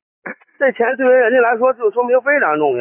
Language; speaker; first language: Chinese; native; Chinese